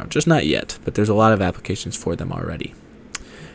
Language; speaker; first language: English; native; English